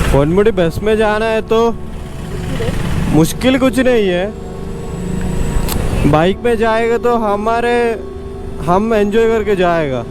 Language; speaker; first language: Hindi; non-native, local second language; Malayalam